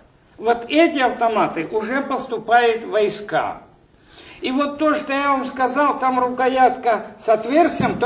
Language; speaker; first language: Russian; native; Russian